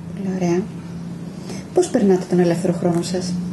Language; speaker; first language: Greek; native; Greek